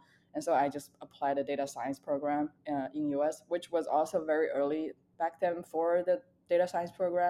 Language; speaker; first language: English; non-native, fluent; Chinese